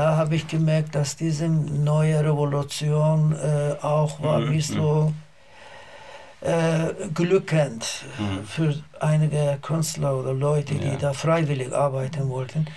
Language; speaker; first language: German; non-native, learner; Azerbaijani